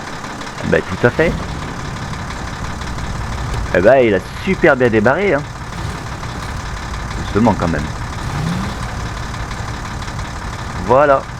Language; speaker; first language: French; native; French